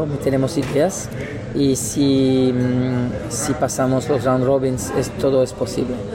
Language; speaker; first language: Spanish; non-native, learner; French